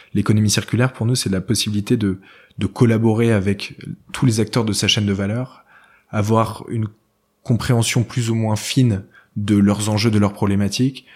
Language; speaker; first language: French; native; French